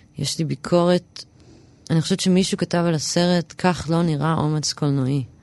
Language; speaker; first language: Hebrew; early bilingual, other home language; English